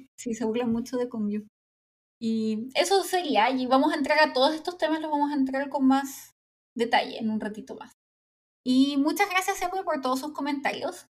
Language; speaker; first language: Spanish; native; Spanish